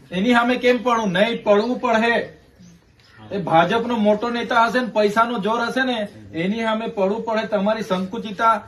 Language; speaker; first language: Gujarati; non-native, local second language; Vasavi